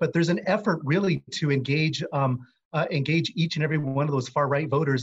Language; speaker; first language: English; native; English